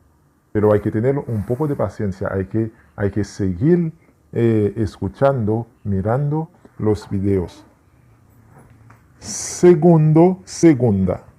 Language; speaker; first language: Spanish; non-native, fluent; Haitian Creole